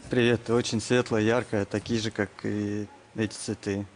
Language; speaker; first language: Russian; native; Russian